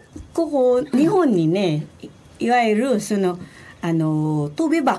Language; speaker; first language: Japanese; non-native, fluent; Filipino